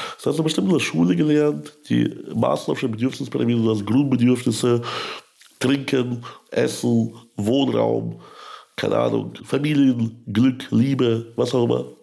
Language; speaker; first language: German; early bilingual, other home language; Russian